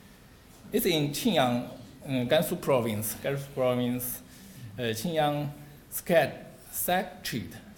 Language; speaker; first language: English; non-native, learner; Chinese